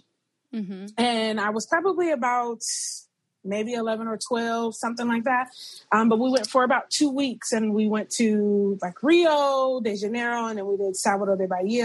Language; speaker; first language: English; native; English